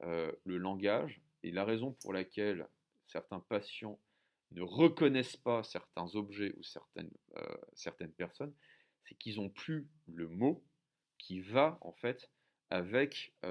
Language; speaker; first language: French; native; French